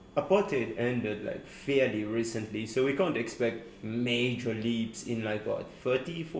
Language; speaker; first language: English; non-native, fluent; Morisyen